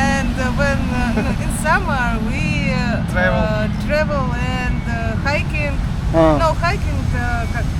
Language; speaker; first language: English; non-native, learner; Russian